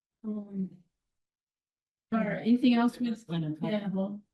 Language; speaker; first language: English; native; English